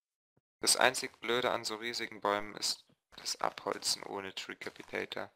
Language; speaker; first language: German; native; German